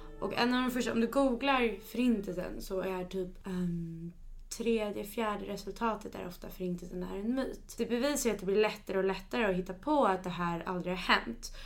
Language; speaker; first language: Swedish; native; Swedish